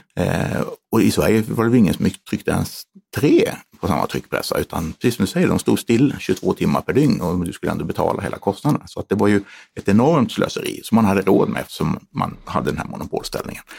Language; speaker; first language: Swedish; native; Swedish